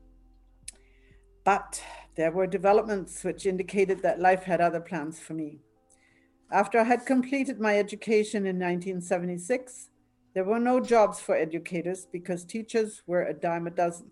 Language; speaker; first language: English; non-native, fluent; German